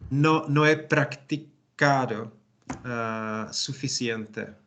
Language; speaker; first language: Spanish; non-native, learner; Czech